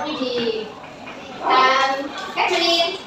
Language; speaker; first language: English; non-native, learner; Indonesian